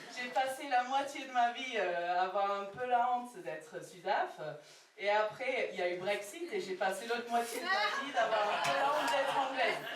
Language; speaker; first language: French; non-native, fluent; English